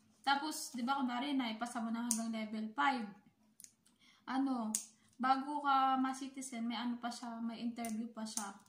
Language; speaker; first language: Filipino; native; Filipino